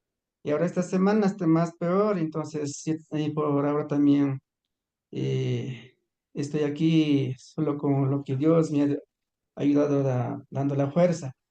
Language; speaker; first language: Spanish; non-native, local second language; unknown